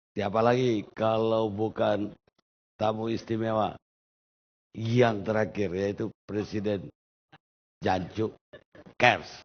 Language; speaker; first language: Indonesian; native; Indonesian